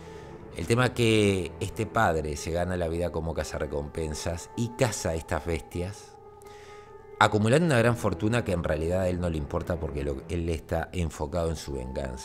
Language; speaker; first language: Spanish; native; Spanish